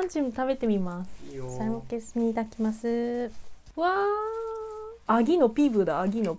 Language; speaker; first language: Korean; non-native, learner; Japanese